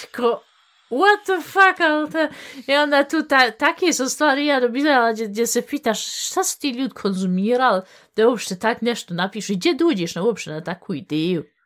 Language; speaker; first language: Bosnian; early bilingual, heritage; Bosnian